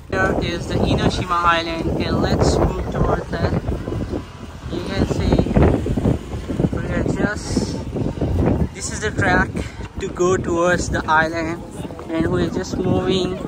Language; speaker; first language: English; non-native, local second language; Urdu